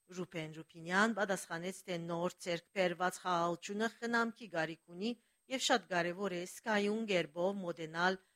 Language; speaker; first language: Armenian; early bilingual, heritage; Armenian